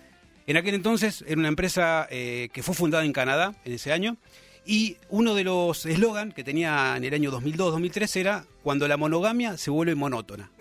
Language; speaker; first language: Spanish; native; Spanish